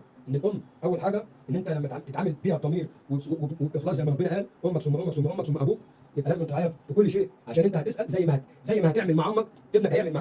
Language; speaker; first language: Arabic; native; Arabic